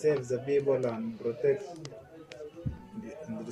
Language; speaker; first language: English; non-native, learner; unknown